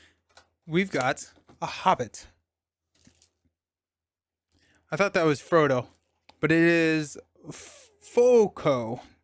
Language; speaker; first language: English; native; English